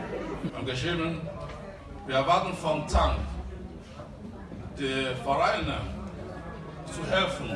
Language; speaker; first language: German; non-native, fluent; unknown